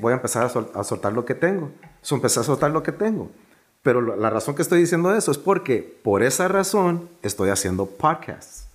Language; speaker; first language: Spanish; early bilingual, heritage; Spanish